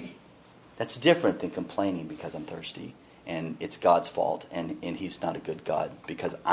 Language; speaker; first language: English; native; English